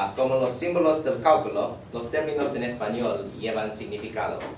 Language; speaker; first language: Spanish; non-native, learner; English